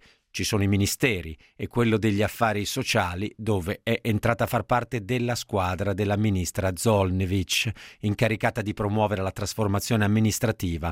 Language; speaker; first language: Italian; native; Italian